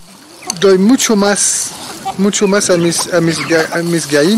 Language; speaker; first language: Spanish; non-native, learner; French